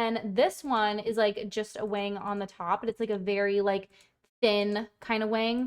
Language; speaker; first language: English; native; English